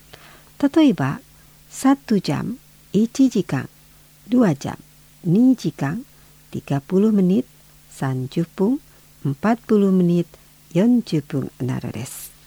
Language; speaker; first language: Japanese; non-native, fluent; Indonesian